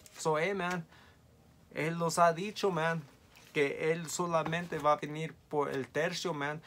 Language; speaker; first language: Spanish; early bilingual, heritage; Spanish